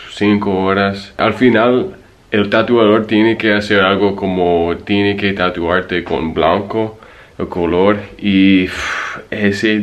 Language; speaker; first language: Spanish; non-native, fluent; English